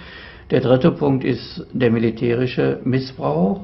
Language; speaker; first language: German; native; German